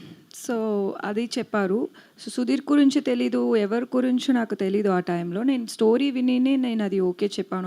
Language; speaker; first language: Telugu; non-native, learner; Tamil